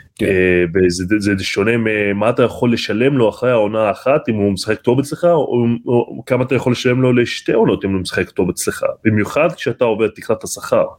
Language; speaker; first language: Hebrew; non-native, local second language; Arabic